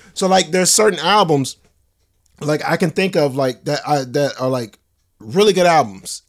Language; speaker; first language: English; native; English